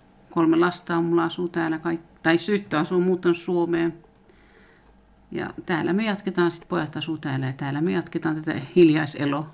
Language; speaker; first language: Finnish; early bilingual, heritage; Finnish